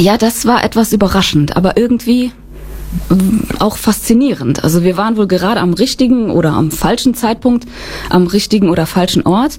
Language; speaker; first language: German; native; German